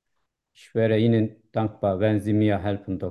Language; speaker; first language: German; non-native, learner; Turkish